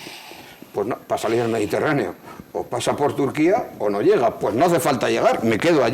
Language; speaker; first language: Spanish; native; Spanish